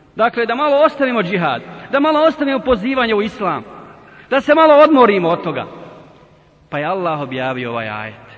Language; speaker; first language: Bosnian; native; Bosnian